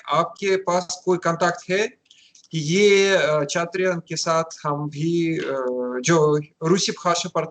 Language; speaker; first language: Hindi; non-native, learner; Russian